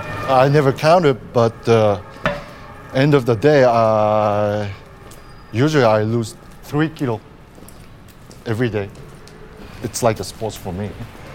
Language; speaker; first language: English; non-native, fluent; Japanese